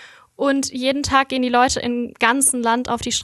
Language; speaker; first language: German; native; German